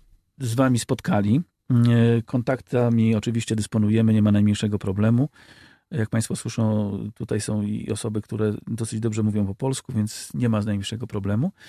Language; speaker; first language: Polish; native; Polish